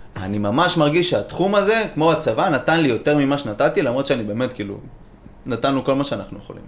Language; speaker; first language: Hebrew; native; Hebrew